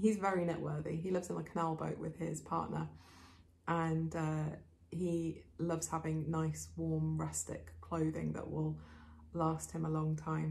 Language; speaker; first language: English; native; English